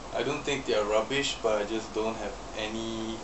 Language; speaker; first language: English; non-native, local second language; Chinese